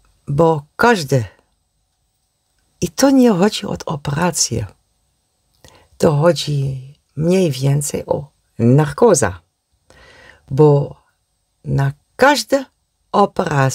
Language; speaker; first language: Polish; non-native, learner; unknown